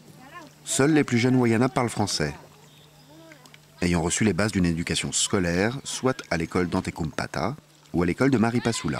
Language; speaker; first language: French; native; French